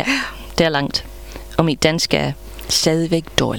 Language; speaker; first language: Danish; non-native, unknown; English